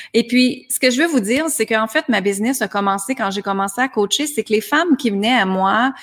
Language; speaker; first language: French; native; French